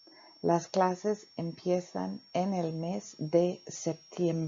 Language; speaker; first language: Spanish; non-native, fluent; English